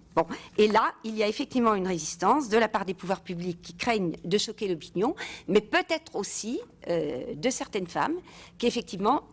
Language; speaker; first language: French; native; French